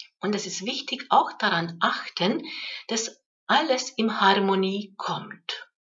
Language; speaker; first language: German; non-native, fluent; Hungarian